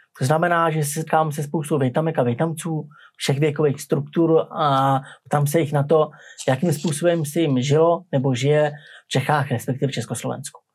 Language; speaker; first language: Czech; native; Czech